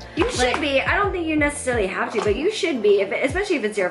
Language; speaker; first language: English; native; English